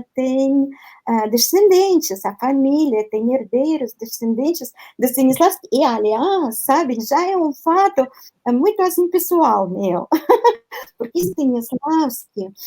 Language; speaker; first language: Portuguese; non-native, fluent; Russian